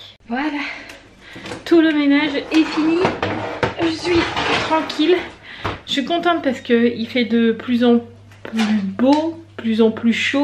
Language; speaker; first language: French; native; French